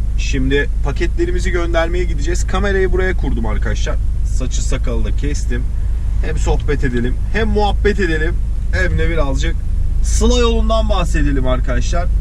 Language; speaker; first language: Turkish; early bilingual, heritage; Turkish